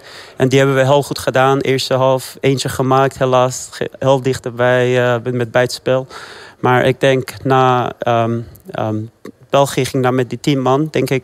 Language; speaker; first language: Dutch; non-native, fluent; Persian